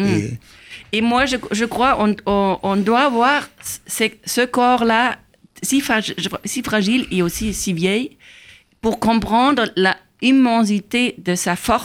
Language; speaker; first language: French; non-native, fluent; German